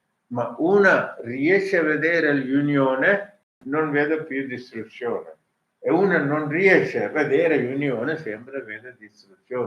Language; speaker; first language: Italian; non-native, learner; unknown